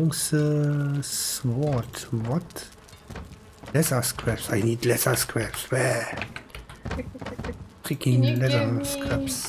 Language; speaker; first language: English; non-native, learner; German